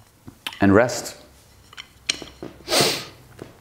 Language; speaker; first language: English; native; English